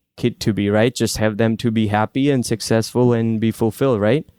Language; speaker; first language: English; non-native, local second language; Gujarati